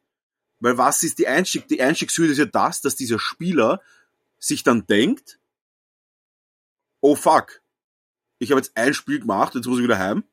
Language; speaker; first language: German; native; German